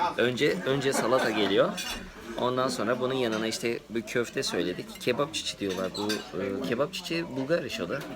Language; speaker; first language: Turkish; early bilingual, heritage; Turkish